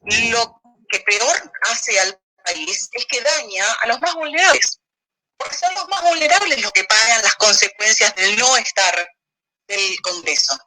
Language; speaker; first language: Spanish; native; Spanish